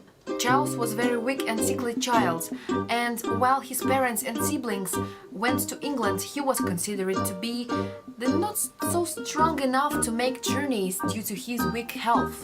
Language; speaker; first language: English; non-native, learner; Russian